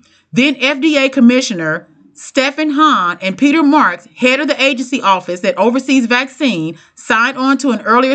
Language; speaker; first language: English; native; English